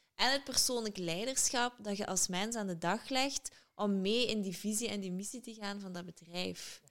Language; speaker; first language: Dutch; native; Dutch